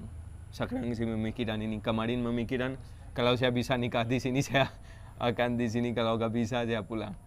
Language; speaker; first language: Indonesian; non-native, fluent; Urdu